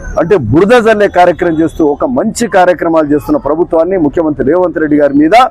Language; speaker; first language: Telugu; native; Telugu